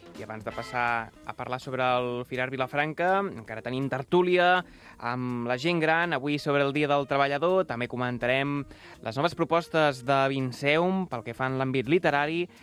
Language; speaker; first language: Catalan; native; Catalan